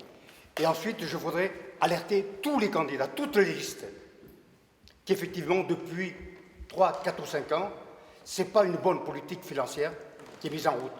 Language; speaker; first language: French; native; French